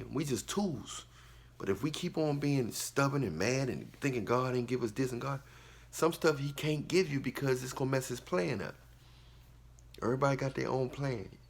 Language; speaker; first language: English; native; English